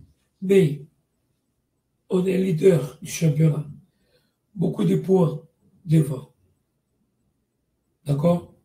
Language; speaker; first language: French; non-native, learner; Portuguese